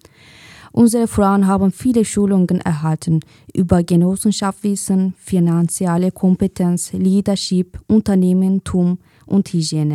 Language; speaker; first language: German; non-native, fluent; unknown